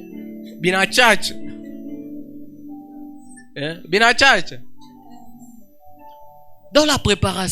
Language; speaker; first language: French; non-native, local second language; Swahili